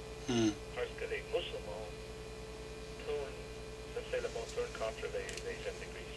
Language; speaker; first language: French; non-native, learner; English